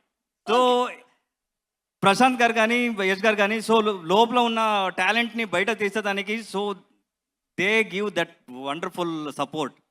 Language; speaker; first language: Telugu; non-native, learner; Kannada